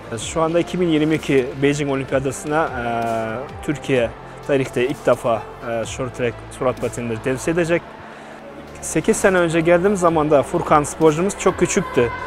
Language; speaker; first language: Turkish; non-native, fluent; Kazakh